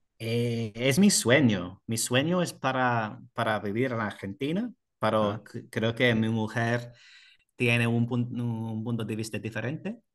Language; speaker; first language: Spanish; non-native, learner; English